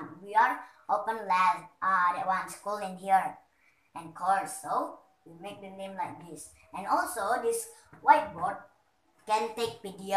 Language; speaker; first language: English; non-native, learner; Indonesian